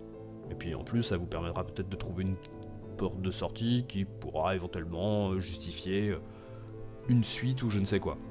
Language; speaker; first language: French; native; French